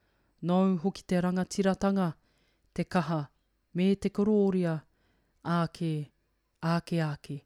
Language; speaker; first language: Māori; non-native, local second language; English